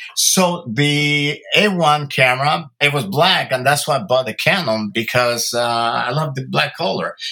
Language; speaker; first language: English; early bilingual, other home language; Spanish